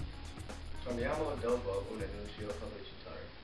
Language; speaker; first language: Italian; non-native, learner; English